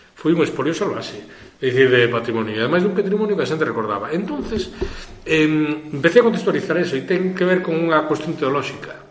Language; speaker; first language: Spanish; non-native, local second language; Galician